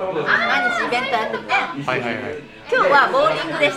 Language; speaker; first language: Japanese; native; Japanese